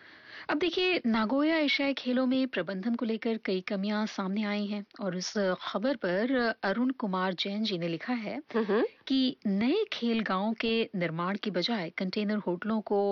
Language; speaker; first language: Hindi; native; Hindi